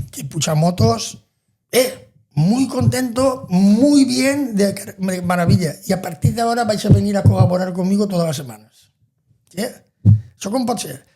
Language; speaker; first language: Spanish; non-native, local second language; Catalan